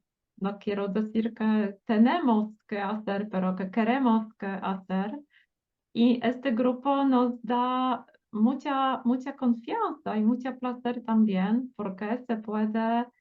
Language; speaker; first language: Spanish; non-native, fluent; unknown